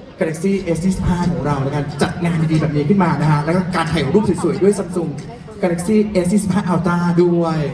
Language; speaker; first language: Thai; native; Thai